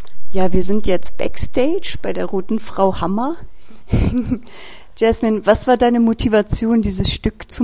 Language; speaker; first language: German; native; German